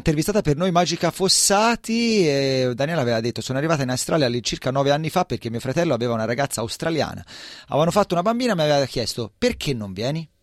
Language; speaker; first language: Italian; native; Italian